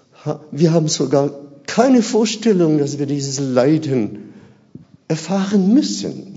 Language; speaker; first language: German; non-native, fluent; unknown